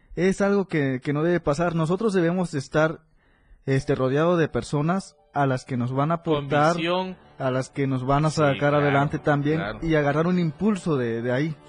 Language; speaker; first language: Spanish; native; Spanish